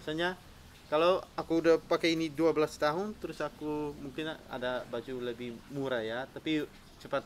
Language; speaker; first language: Indonesian; non-native, fluent; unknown